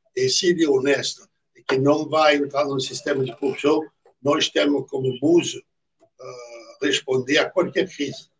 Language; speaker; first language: Portuguese; non-native, fluent; French